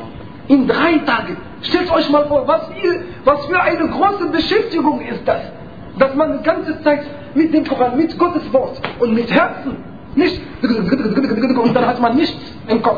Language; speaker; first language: German; non-native, fluent; Arabic